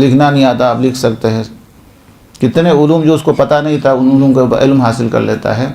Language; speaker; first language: Urdu; non-native, local second language; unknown